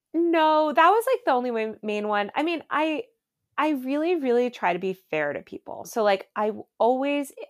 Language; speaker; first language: English; native; English